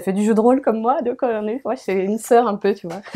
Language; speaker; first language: French; native; French